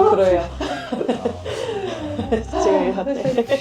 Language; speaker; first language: Korean; non-native, learner; English